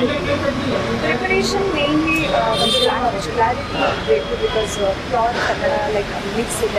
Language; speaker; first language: Kannada; non-native, learner; Malayalam